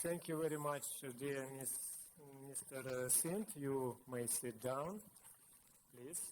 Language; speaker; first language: English; non-native, fluent; Russian